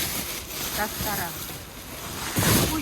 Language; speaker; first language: Spanish; non-native, learner; Filipino